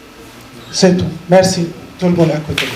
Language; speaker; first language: French; non-native, learner; Rohingya